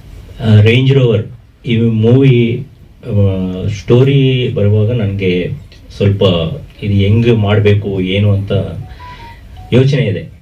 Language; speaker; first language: Kannada; non-native, fluent; Telugu